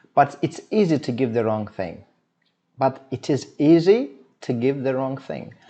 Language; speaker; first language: English; non-native, fluent; Azerbaijani